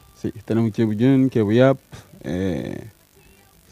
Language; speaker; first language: Catalan; non-native, fluent; Mandingo